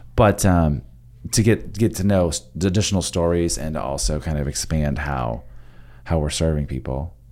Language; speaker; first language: English; native; English